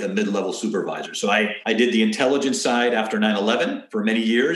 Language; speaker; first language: English; early bilingual, other home language; Spanish